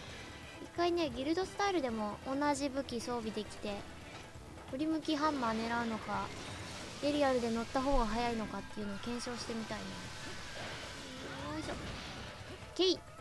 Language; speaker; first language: Japanese; native; Japanese